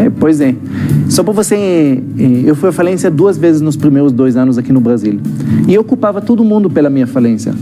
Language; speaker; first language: Portuguese; non-native, fluent; Hebrew